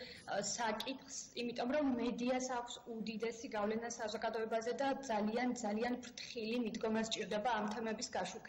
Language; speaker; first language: Georgian; native; Georgian